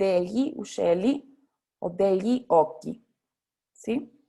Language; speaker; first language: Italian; non-native, fluent; Spanish